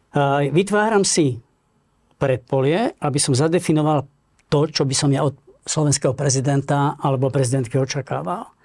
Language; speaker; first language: Slovak; native; Slovak